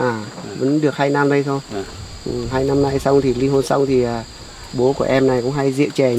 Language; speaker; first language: Vietnamese; native; Vietnamese